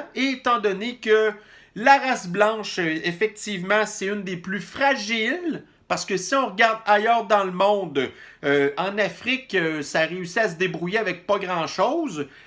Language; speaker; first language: French; native; French